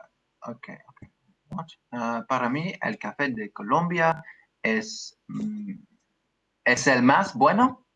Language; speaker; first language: Spanish; non-native, learner; English